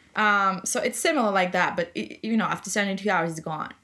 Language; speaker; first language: English; non-native, fluent; German